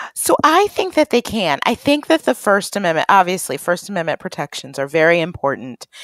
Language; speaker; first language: English; native; English